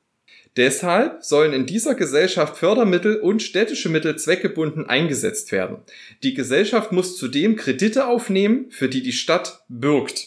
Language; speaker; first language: German; native; German